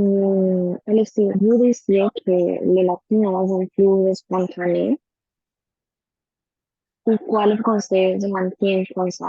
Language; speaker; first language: French; non-native, learner; Spanish